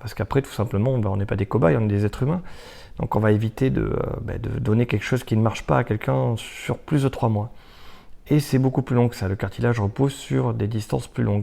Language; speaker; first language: French; native; French